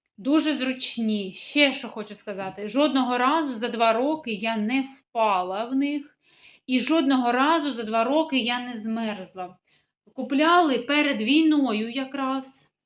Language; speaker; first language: Ukrainian; non-native, local second language; Russian